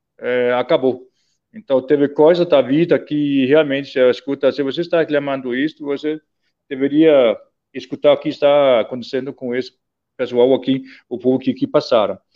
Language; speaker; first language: Portuguese; non-native, fluent; Danish